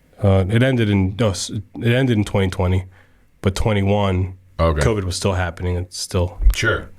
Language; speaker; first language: English; native; English